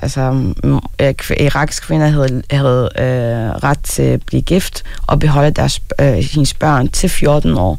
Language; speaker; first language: Danish; non-native, fluent; Arabic